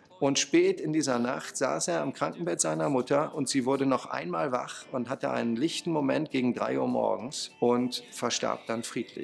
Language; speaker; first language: German; native; German